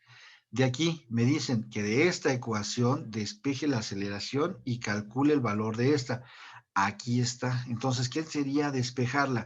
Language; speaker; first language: Spanish; native; Spanish